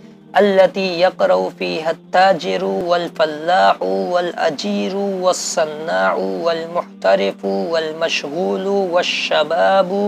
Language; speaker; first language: Arabic; non-native, fluent; Urdu